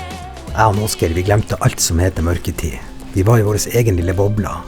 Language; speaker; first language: Norwegian; native; Norwegian